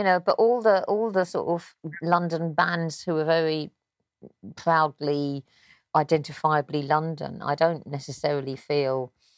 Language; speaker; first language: English; native; English